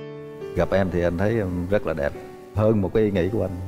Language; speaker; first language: Vietnamese; native; Vietnamese